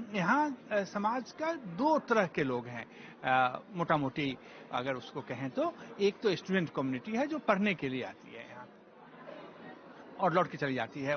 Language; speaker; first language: Hindi; native; Hindi